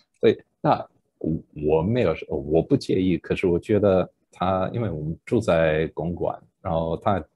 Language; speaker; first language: Chinese; non-native, fluent; English